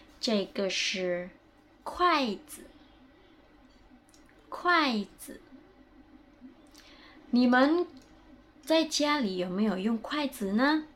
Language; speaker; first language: Chinese; non-native, fluent; Indonesian